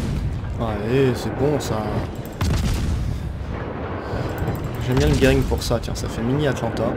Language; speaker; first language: French; native; French